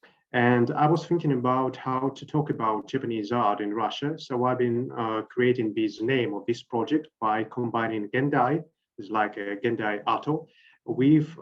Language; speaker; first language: English; non-native, fluent; Russian